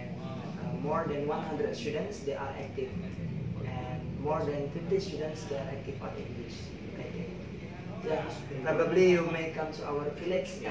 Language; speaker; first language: English; non-native, learner; Indonesian